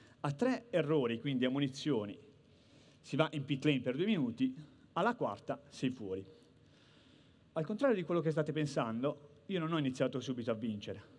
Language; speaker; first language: Italian; native; Italian